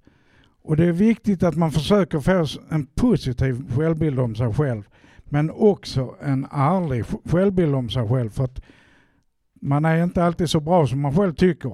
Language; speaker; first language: Swedish; native; Swedish